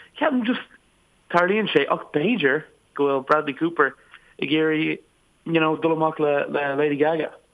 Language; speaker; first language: Irish; non-native, local second language; English